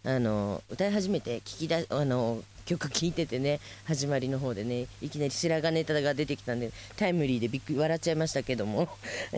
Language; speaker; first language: Japanese; native; Japanese